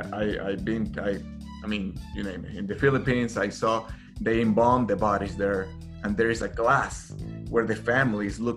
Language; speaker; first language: English; non-native, fluent; Spanish